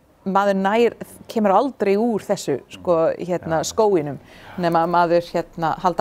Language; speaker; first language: Icelandic; non-native, fluent; English